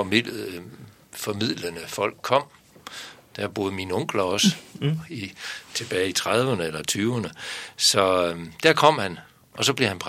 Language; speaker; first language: Danish; native; Danish